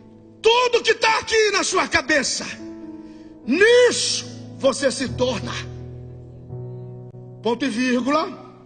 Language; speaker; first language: Portuguese; native; Portuguese